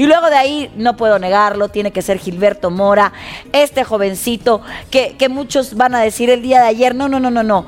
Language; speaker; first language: Spanish; native; Spanish